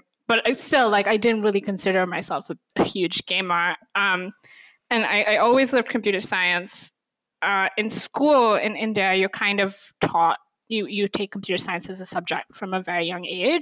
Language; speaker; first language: English; native; English